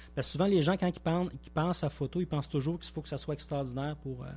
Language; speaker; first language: French; native; French